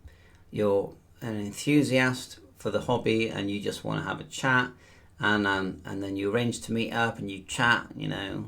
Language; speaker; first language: English; native; English